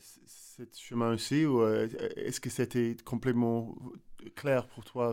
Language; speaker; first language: French; non-native, learner; English